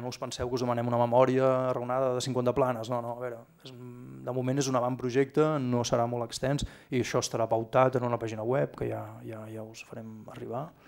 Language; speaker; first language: Catalan; native; Catalan